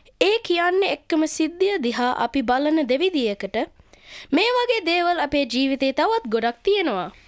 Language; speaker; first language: Sinhala; early bilingual, heritage; Sinhala